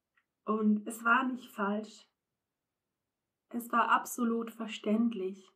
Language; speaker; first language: German; non-native, fluent; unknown